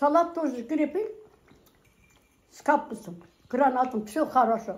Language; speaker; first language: Russian; non-native, learner; Azerbaijani